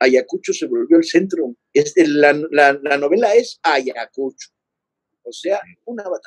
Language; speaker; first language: Spanish; native; Spanish